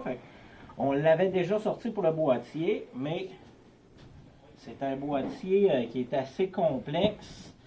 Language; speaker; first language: French; native; French